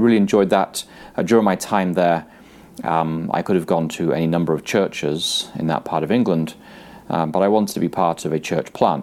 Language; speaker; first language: English; native; English